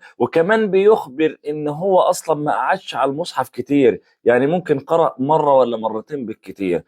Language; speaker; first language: Arabic; native; Arabic